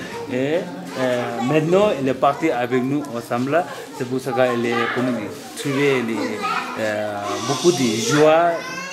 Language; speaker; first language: French; non-native, learner; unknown